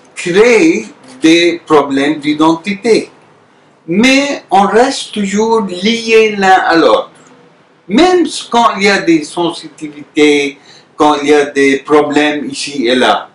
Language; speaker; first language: French; non-native, fluent; Arabic